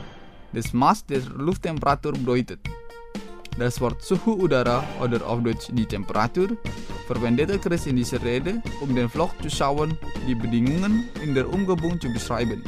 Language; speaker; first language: German; non-native, fluent; Indonesian